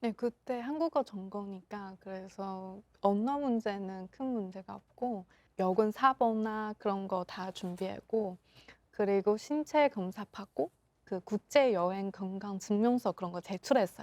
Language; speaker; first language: Korean; non-native, local second language; Chinese